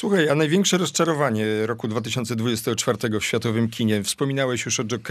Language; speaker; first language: Polish; native; Polish